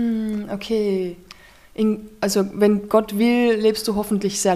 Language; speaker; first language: German; native; German